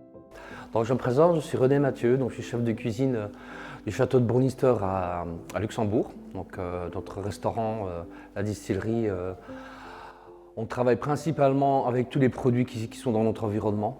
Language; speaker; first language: French; native; French